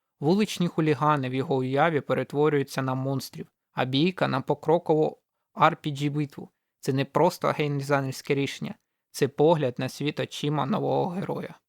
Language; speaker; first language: Ukrainian; native; Ukrainian